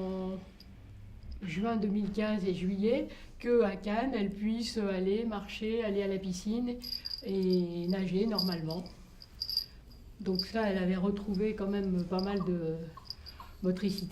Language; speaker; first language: French; native; French